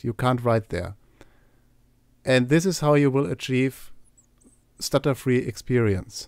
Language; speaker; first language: English; non-native, fluent; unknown